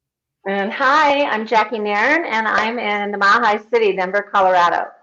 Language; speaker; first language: English; native; English